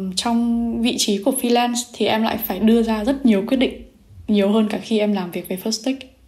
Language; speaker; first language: Vietnamese; native; Vietnamese